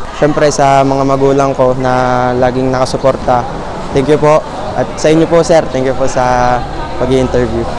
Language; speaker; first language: Filipino; native; Filipino